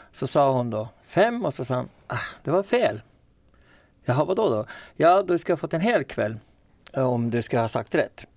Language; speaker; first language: Swedish; native; Swedish